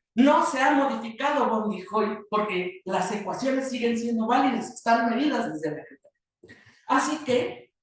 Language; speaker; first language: Spanish; native; Spanish